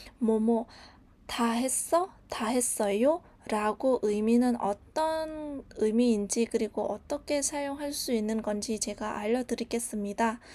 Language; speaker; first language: Korean; non-native, learner; Vietnamese